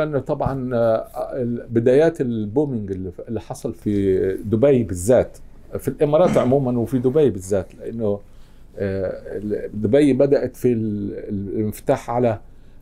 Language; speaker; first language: Arabic; native; Arabic